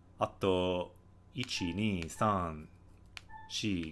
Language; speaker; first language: Japanese; non-native, fluent; English